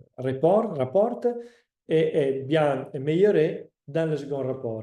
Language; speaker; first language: French; non-native, fluent; Italian